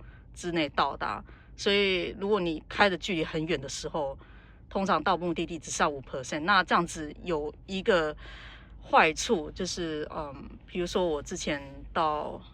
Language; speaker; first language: Chinese; native; Chinese